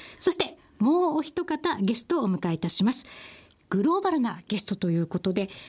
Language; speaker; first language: Japanese; native; Japanese